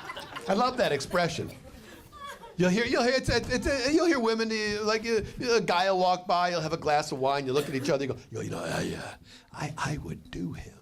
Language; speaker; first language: English; native; English